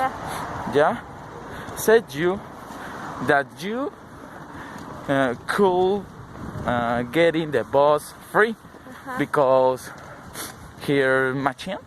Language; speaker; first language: English; non-native, learner; Spanish